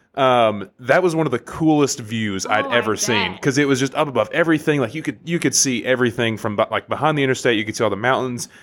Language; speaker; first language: English; native; English